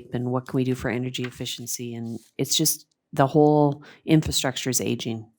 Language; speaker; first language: English; native; English